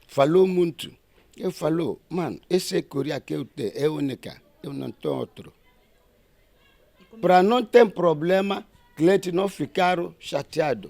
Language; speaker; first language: Portuguese; non-native, learner; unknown